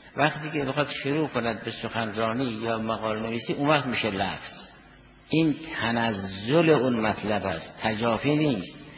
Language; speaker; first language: Persian; native; Persian